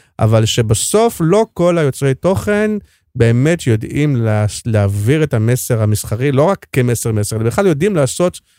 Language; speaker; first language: Hebrew; native; Hebrew